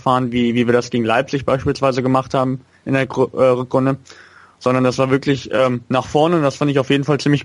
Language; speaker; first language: German; native; German